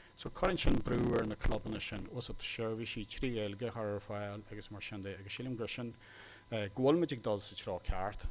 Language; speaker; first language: Irish; native; Irish